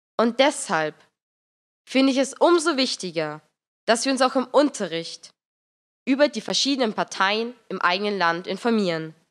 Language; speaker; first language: German; native; German